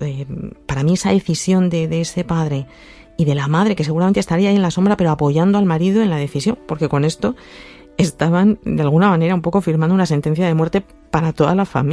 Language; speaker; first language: Spanish; native; Spanish